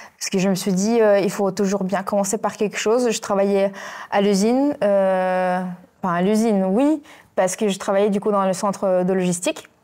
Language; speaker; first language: French; non-native, fluent; Russian